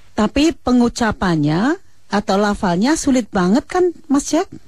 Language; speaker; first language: Indonesian; native; Indonesian